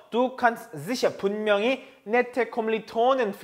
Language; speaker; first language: German; non-native, fluent; Korean